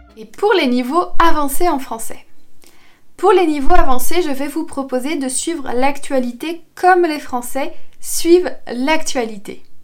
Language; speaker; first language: French; native; French